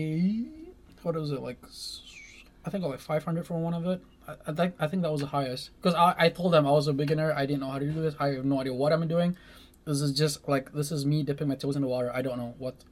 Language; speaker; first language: English; non-native, local second language; Malay